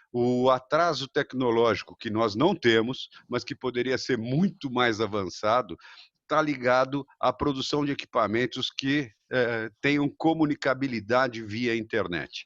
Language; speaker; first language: Portuguese; native; Portuguese